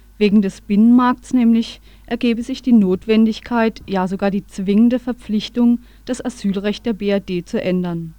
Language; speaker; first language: German; native; German